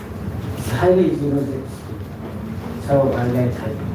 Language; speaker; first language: English; non-native, learner; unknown